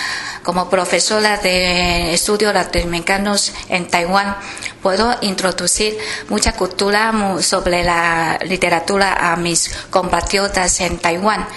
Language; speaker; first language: Spanish; non-native, fluent; Chinese